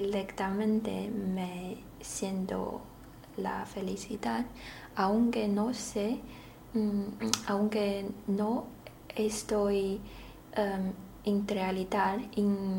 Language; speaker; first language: Spanish; non-native, learner; Chinese